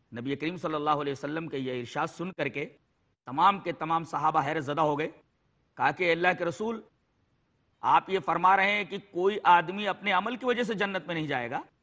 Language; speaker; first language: Urdu; native; Urdu